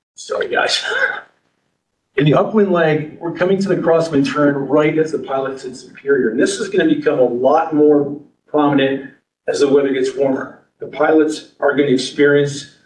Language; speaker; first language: English; native; English